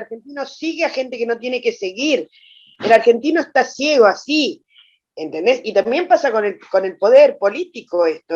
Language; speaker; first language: Spanish; native; Spanish